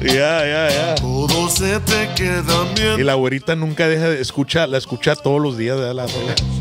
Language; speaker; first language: Spanish; early bilingual, heritage; Spanish